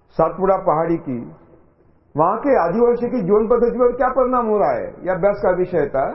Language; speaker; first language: Hindi; non-native, local second language; Marathi